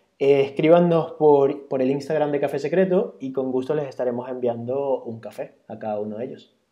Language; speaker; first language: Spanish; native; Spanish